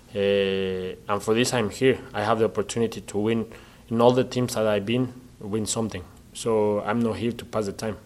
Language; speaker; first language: English; non-native, learner; Spanish